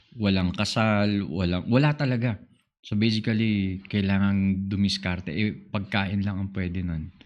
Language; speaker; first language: Filipino; non-native, local second language; Iloko